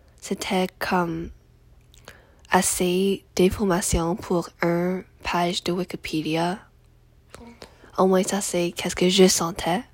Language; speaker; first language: French; non-native, learner; English